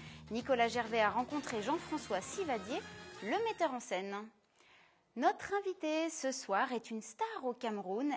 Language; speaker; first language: French; native; French